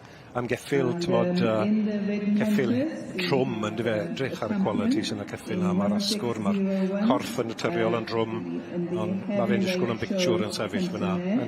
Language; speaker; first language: Welsh; native; Welsh